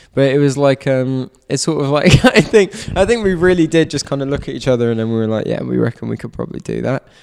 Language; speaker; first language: English; native; English